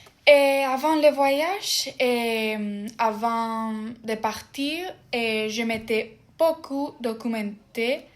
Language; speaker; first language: French; non-native, fluent; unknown